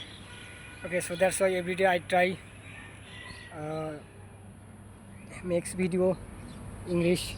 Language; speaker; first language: English; non-native, learner; Bangla